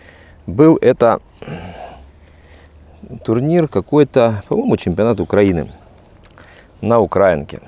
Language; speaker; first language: Russian; native; Russian